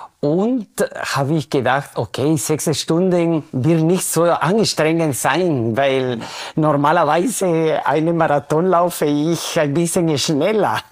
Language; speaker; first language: German; non-native, fluent; Spanish